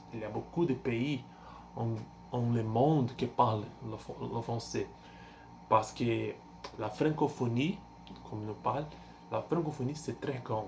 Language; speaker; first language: French; non-native, learner; Portuguese